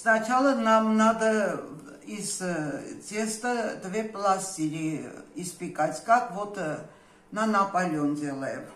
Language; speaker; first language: Russian; non-native, local second language; Armenian